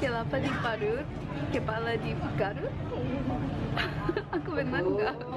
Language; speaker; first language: Indonesian; non-native, learner; Japanese